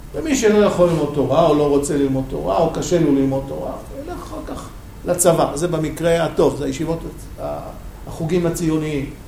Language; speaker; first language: Hebrew; non-native, fluent; English